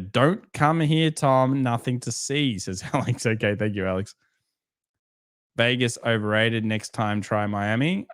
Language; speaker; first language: English; native; English